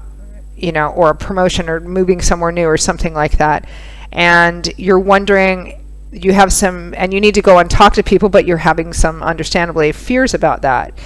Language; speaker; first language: English; native; English